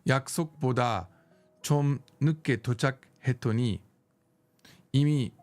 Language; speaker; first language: Korean; non-native, learner; English